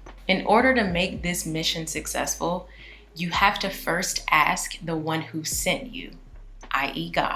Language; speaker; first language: English; native; English